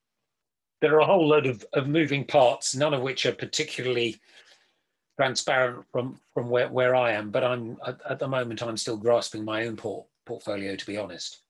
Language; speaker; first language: English; native; English